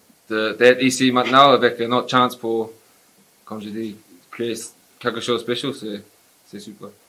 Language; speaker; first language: French; non-native, learner; English